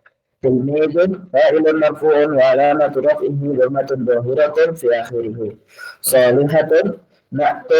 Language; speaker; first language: Arabic; non-native, learner; Indonesian